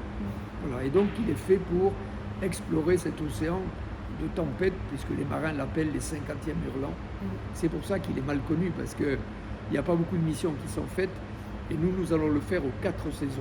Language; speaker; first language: French; native; French